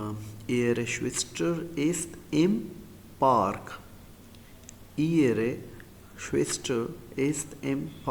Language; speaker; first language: German; non-native, learner; Urdu